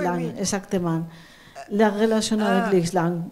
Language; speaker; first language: French; non-native, fluent; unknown